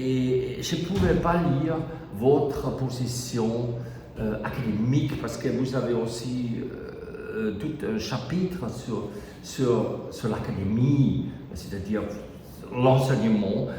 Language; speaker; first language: French; non-native, learner; German